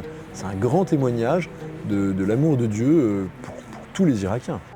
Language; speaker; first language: French; native; French